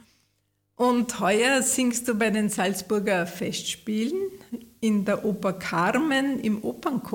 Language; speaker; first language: German; native; German